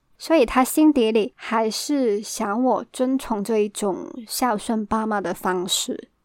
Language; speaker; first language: Chinese; non-native, local second language; Cantonese